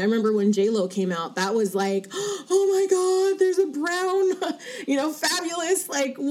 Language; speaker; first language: English; native; English